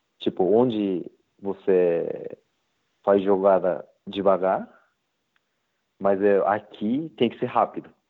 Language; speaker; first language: Portuguese; non-native, learner; Japanese